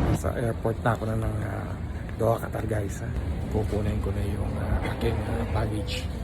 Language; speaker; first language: Filipino; native; Filipino